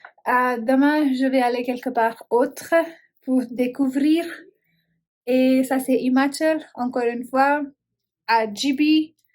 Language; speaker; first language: French; non-native, fluent; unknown